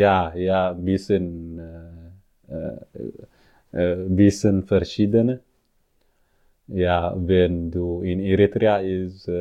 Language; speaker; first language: German; non-native, learner; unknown